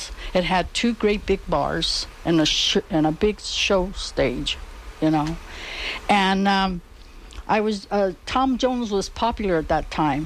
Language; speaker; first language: English; native; English